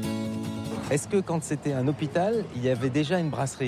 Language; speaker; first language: French; native; French